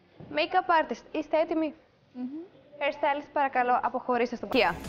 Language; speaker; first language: Greek; native; Greek